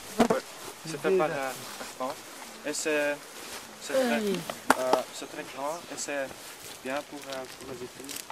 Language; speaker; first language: French; non-native, local second language; Dutch